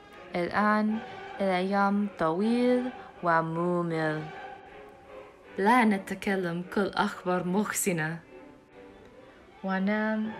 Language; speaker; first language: Arabic; non-native, learner; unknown